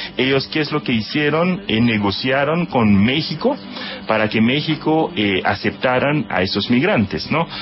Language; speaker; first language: Spanish; non-native, fluent; Haitian Creole